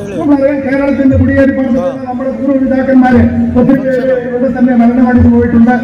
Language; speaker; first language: Malayalam; early bilingual, heritage; Malayalam